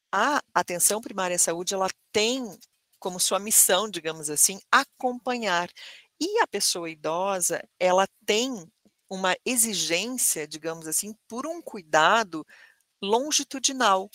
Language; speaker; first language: Portuguese; native; Portuguese